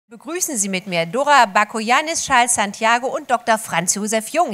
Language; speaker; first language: German; native; German